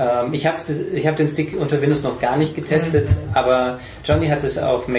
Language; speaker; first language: German; native; German